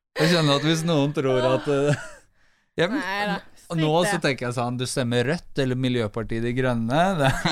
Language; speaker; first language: Norwegian; native; Norwegian